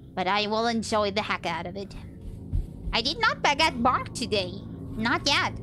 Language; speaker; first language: English; non-native, fluent; German